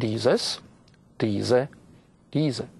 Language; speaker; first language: German; non-native, fluent; Russian